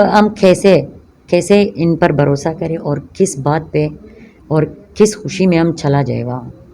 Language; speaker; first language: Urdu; non-native, local second language; Persian